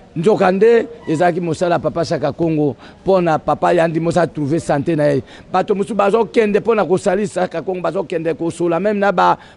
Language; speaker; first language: Lingala; non-native, local second language; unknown